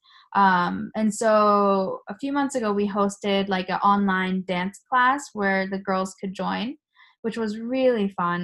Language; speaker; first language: English; early bilingual, other home language; Japanese